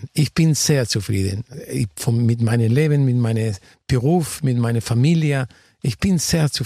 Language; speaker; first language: German; non-native, fluent; Spanish